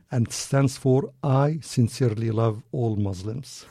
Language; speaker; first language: English; non-native, fluent; Arabic